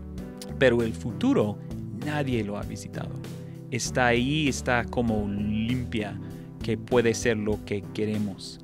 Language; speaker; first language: Spanish; non-native, fluent; English